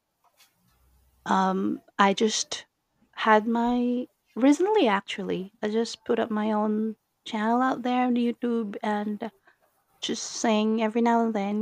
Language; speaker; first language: English; non-native, local second language; Iloko